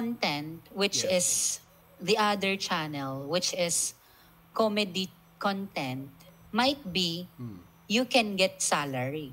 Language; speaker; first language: English; non-native, local second language; Filipino